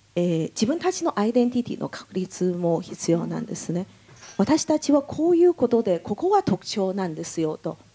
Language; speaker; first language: Japanese; non-native, fluent; Chinese